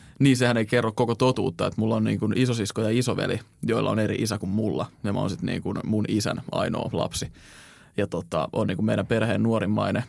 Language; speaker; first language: Finnish; native; Finnish